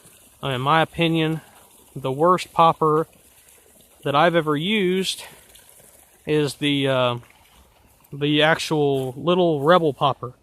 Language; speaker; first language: English; native; English